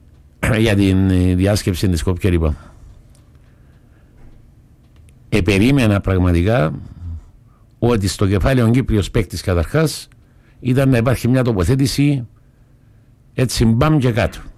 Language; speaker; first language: Greek; native; Greek